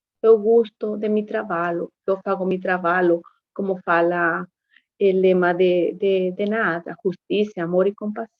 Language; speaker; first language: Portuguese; non-native, learner; Spanish